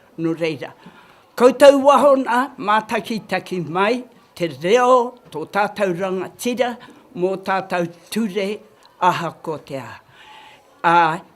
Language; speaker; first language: Māori; native; Māori